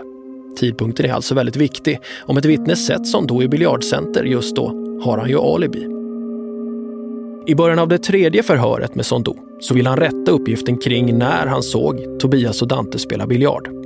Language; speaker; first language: Swedish; native; Swedish